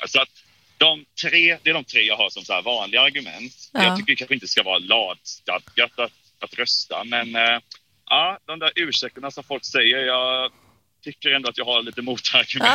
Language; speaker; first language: Swedish; native; Swedish